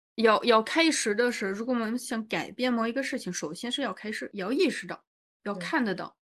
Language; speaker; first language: Chinese; non-native, fluent; French